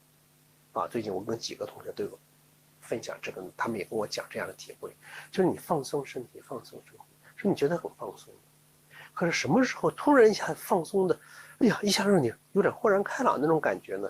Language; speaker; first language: Chinese; native; Chinese